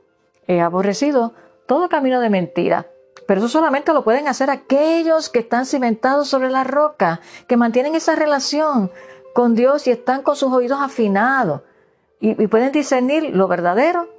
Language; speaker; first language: Spanish; native; Spanish